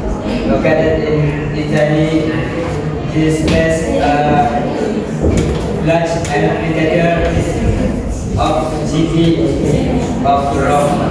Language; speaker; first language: English; non-native, learner; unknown